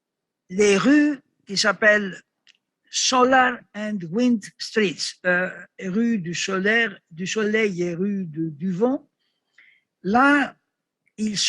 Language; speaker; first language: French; non-native, learner; Greek